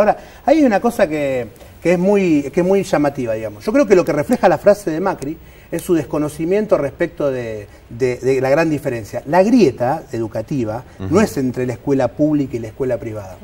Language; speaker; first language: Spanish; native; Spanish